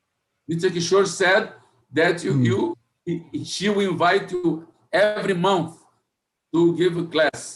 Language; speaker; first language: English; non-native, fluent; Portuguese